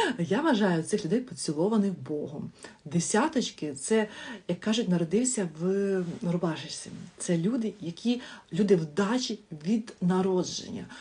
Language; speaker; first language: Ukrainian; non-native, local second language; Russian